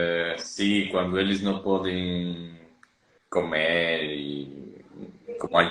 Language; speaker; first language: Portuguese; non-native, fluent; Spanish